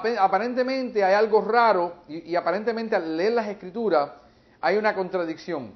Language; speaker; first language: Spanish; early bilingual, heritage; English